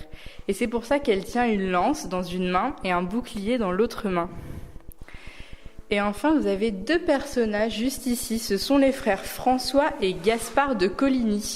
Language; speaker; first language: French; native; French